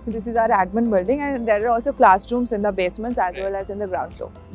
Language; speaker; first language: English; non-native, local second language; Bangla